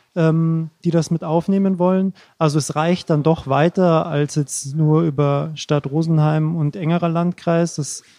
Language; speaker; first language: German; native; German